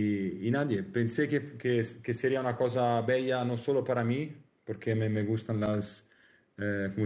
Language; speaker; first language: Spanish; non-native, learner; Italian